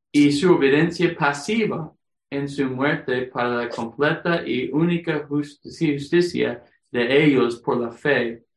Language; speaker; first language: Spanish; non-native, fluent; English